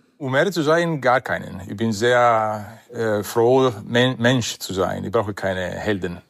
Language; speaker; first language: German; non-native, fluent; Italian